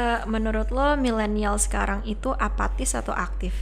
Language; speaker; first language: Indonesian; early bilingual, heritage; Indonesian